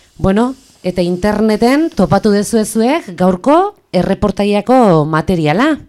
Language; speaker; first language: Basque; native; Basque